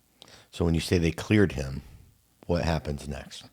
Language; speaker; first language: English; native; English